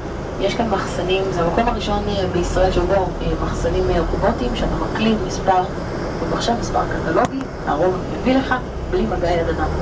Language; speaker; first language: Hebrew; native; Hebrew